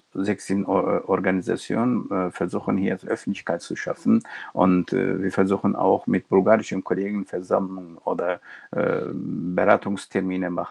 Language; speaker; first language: German; non-native, local second language; Turkish